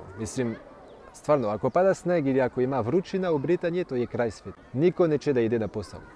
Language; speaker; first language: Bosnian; non-native, fluent; French